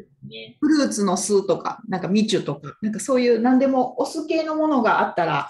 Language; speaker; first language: Japanese; native; Japanese